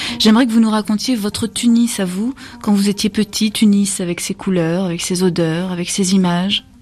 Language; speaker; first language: French; non-native, local second language; Mossi